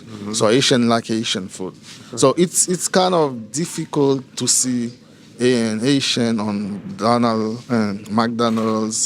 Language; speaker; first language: English; non-native, learner; Haitian Creole